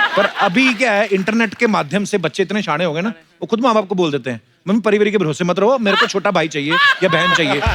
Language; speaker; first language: Hindi; non-native, local second language; Punjabi